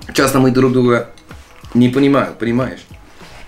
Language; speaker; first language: Russian; non-native, learner; Dutch